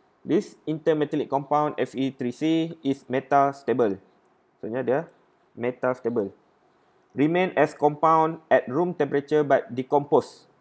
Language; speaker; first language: English; non-native, local second language; Malay